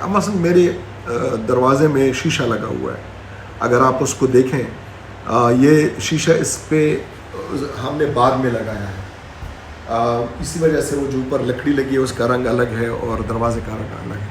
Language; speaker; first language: Hindi; non-native, local second language; Pashto